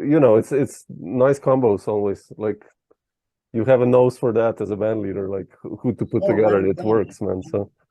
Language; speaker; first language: English; non-native, fluent; Slovenian